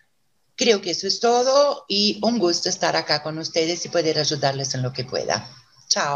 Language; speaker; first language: Spanish; early bilingual, other home language; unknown